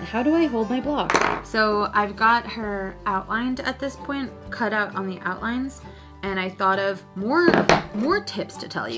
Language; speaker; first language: English; native; English